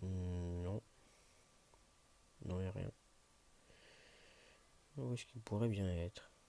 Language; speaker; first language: French; native; French